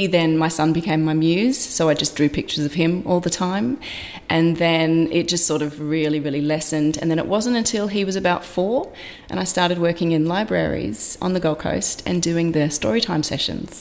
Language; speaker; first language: English; native; English